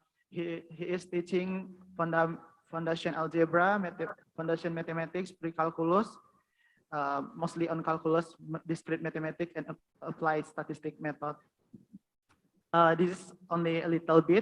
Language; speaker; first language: English; non-native, fluent; Indonesian